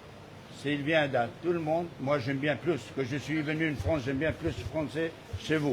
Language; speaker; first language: French; non-native, learner; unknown